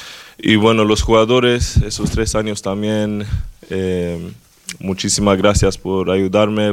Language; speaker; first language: Spanish; non-native, fluent; Swedish